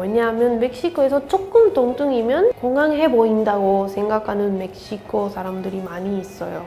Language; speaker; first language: Korean; non-native, learner; Spanish